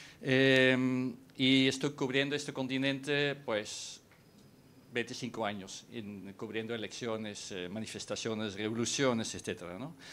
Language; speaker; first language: Spanish; non-native, fluent; Dutch